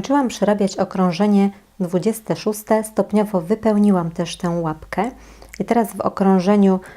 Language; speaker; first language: Polish; native; Polish